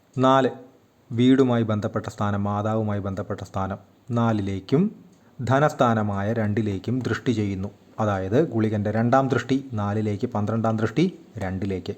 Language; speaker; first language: Malayalam; native; Malayalam